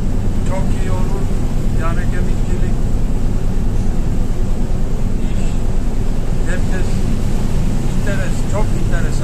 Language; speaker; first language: Turkish; non-native, learner; Georgian